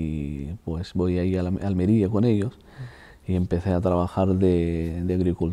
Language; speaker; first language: Spanish; non-native, fluent; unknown